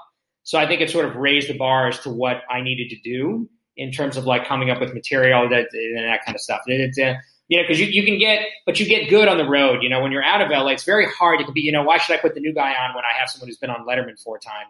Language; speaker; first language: English; native; English